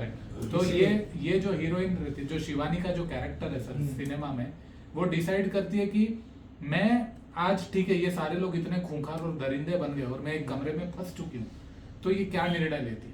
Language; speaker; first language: Hindi; native; Hindi